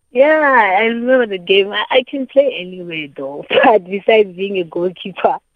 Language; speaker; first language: English; non-native, local second language; Xhosa